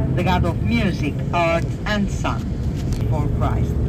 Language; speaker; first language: English; non-native, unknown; Greek